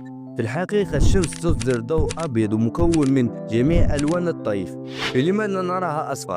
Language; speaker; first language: Arabic; native; Arabic